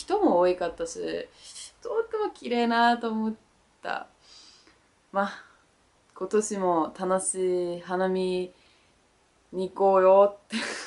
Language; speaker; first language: Japanese; non-native, learner; Danish